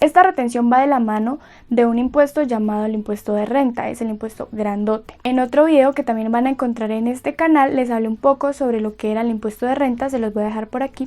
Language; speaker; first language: Spanish; native; Spanish